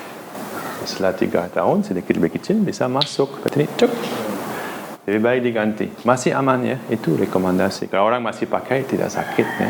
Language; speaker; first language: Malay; non-native, learner; Dutch